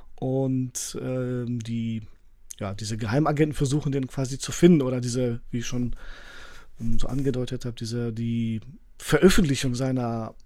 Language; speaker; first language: German; early bilingual, other home language; Polish